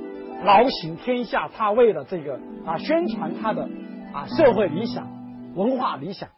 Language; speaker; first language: Chinese; native; Chinese